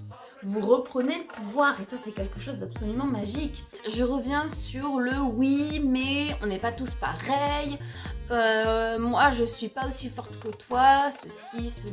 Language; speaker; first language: French; native; French